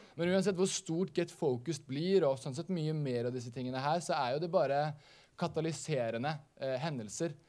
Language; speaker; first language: Norwegian; native; Norwegian